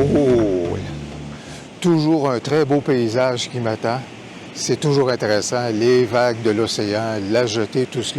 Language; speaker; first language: French; native; French